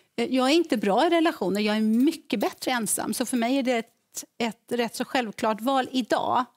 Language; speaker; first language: Swedish; native; Swedish